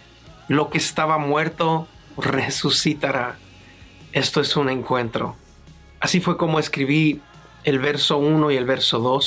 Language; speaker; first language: Spanish; native; Spanish